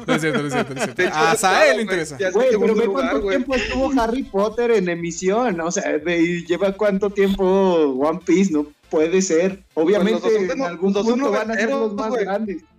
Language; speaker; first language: Spanish; native; Spanish